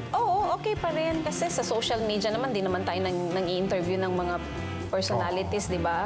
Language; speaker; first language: Filipino; non-native, local second language; Iloko